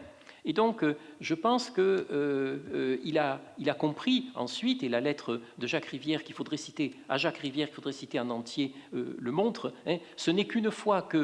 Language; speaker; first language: French; native; French